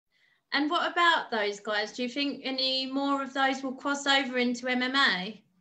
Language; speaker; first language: English; native; English